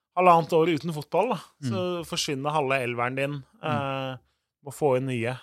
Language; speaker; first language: Norwegian; native; Norwegian